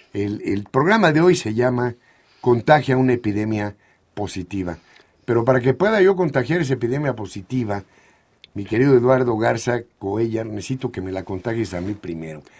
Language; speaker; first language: Spanish; native; Spanish